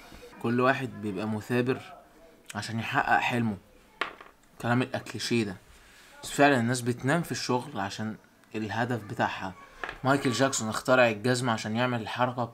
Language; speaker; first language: Arabic; native; Arabic